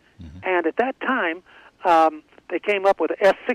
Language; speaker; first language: English; native; English